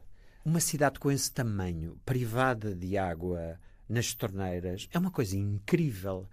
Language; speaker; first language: Portuguese; native; Portuguese